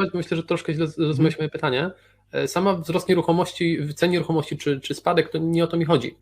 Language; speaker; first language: Polish; native; Polish